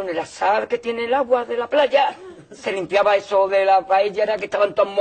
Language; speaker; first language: Spanish; native; Spanish